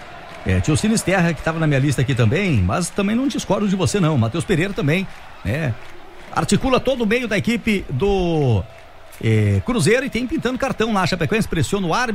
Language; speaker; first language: Portuguese; native; Portuguese